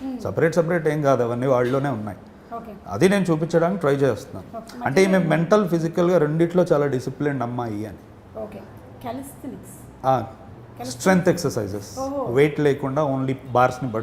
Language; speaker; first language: Telugu; native; Telugu